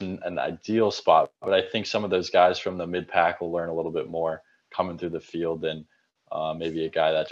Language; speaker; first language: English; native; English